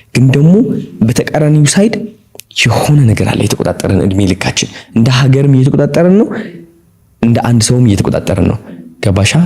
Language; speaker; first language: Amharic; non-native, local second language; Tigrinya